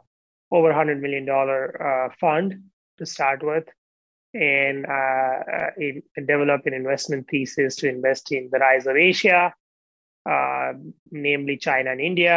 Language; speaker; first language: English; non-native, local second language; Gujarati